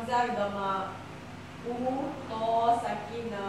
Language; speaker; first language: Arabic; non-native, learner; Malay